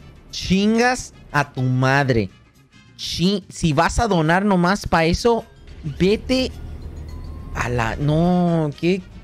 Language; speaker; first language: Spanish; early bilingual, heritage; Spanish